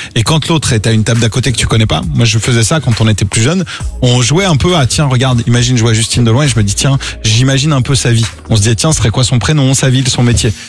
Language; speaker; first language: French; native; French